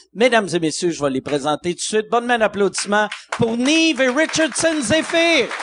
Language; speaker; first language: French; native; French